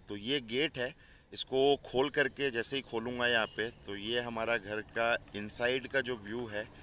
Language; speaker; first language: Hindi; non-native, local second language; Odia